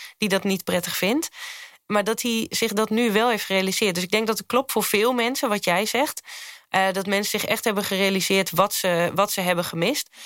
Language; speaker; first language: Dutch; native; Dutch